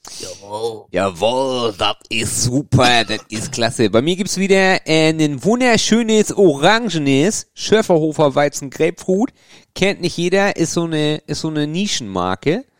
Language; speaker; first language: German; native; German